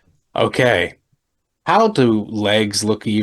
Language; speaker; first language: English; native; English